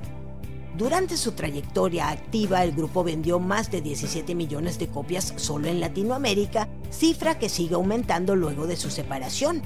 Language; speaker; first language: Spanish; native; Spanish